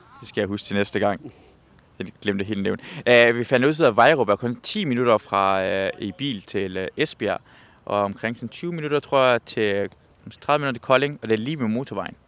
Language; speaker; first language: Danish; non-native, fluent; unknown